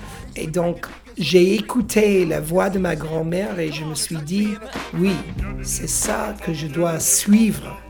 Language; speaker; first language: French; non-native, fluent; English